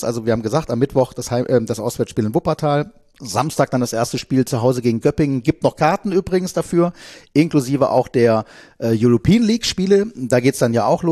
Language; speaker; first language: German; native; German